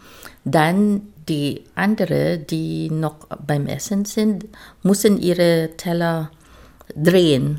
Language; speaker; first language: German; non-native, fluent; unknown